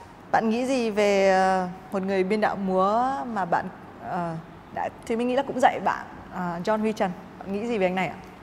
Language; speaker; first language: Vietnamese; native; Vietnamese